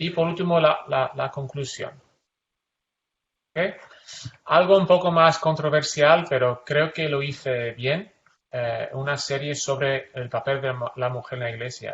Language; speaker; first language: Spanish; non-native, fluent; English